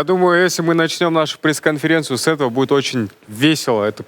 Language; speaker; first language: Russian; non-native, local second language; Kazakh